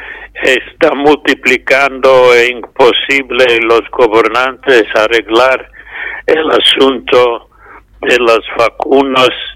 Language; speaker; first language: Spanish; non-native, fluent; English